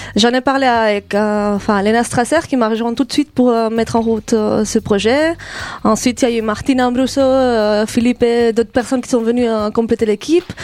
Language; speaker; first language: French; native; French